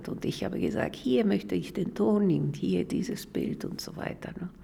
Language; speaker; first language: German; non-native, fluent; Spanish